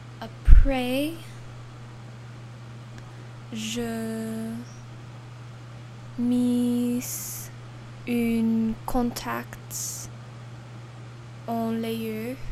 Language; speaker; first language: French; non-native, learner; English